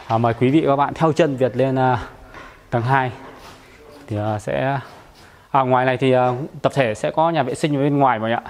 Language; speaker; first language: Vietnamese; native; Vietnamese